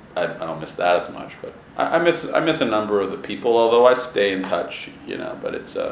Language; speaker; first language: English; native; English